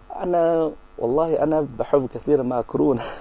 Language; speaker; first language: Arabic; non-native, learner; Chinese